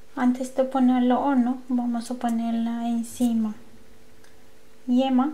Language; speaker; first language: Spanish; non-native, learner; Turkish